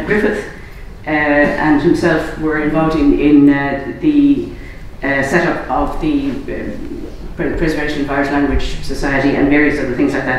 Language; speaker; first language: English; native; English